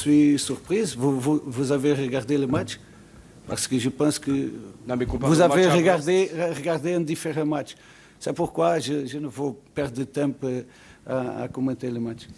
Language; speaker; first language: French; non-native, learner; Portuguese